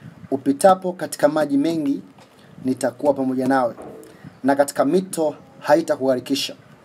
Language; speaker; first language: Swahili; native; Swahili